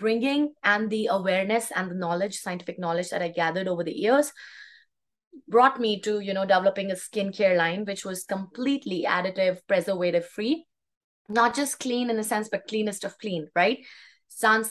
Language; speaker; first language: English; non-native, local second language; Hindi